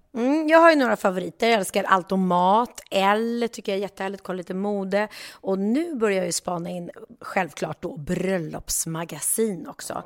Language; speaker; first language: Swedish; native; Swedish